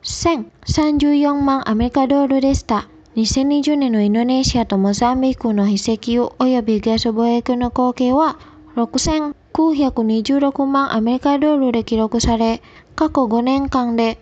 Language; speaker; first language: Japanese; non-native, fluent; Indonesian